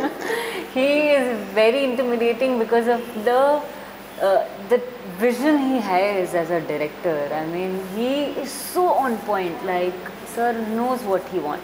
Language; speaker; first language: Kannada; non-native, learner; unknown